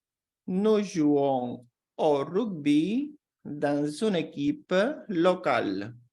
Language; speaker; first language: French; non-native, fluent; Portuguese